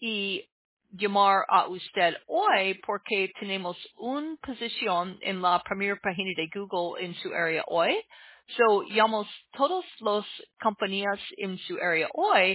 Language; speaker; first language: Spanish; non-native, learner; English